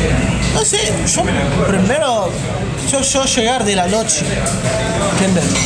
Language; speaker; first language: Spanish; non-native, learner; Arabic